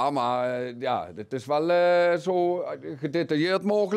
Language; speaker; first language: Dutch; native; Dutch